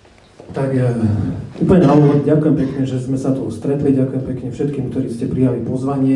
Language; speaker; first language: Slovak; native; Slovak